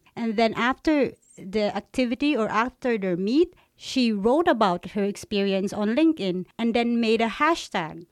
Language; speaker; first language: English; non-native, local second language; Cebuano